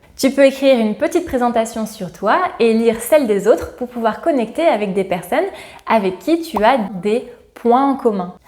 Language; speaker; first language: French; native; French